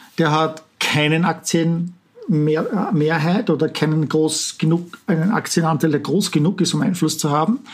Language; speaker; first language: German; native; German